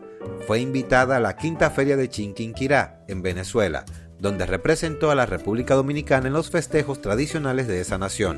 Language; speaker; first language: Spanish; native; Spanish